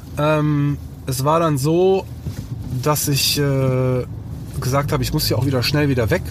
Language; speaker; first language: German; early bilingual, other home language; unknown